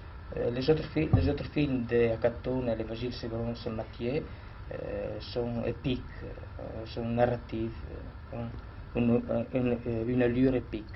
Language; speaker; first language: French; non-native, fluent; Italian